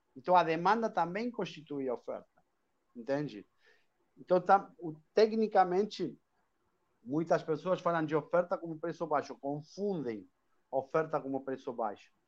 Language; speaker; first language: Portuguese; non-native, fluent; Spanish